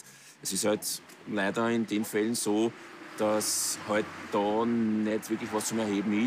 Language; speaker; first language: German; native; German